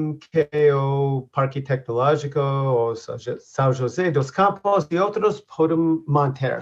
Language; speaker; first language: Portuguese; non-native, learner; English